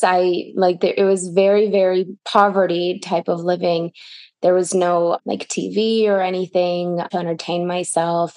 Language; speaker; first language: English; early bilingual, other home language; Russian